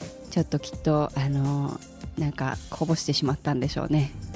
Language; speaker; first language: Japanese; native; Japanese